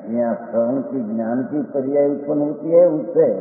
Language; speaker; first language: Hindi; non-native, local second language; Gujarati